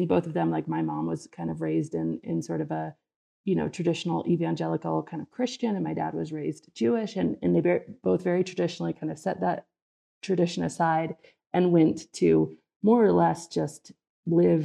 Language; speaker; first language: English; native; English